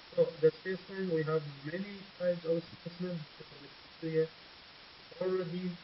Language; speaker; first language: English; non-native, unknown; Arabic